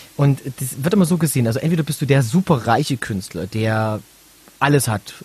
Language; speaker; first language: German; native; German